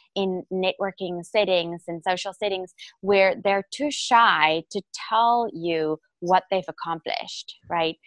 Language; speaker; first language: English; non-native, local second language; Afrikaans